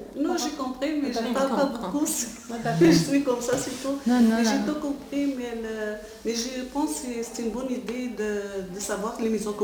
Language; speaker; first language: French; non-native, learner; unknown